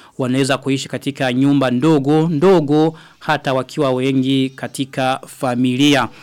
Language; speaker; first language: Swahili; non-native, local second language; Rundi